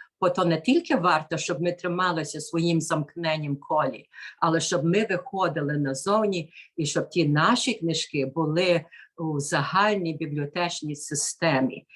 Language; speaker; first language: Ukrainian; early bilingual, heritage; Ukrainian